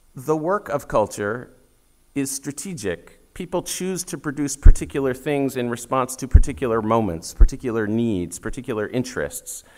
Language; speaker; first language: English; native; English